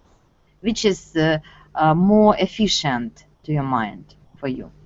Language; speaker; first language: English; non-native, fluent; Russian